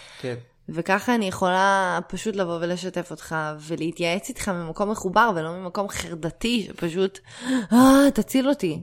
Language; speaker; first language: Hebrew; early bilingual, other home language; Russian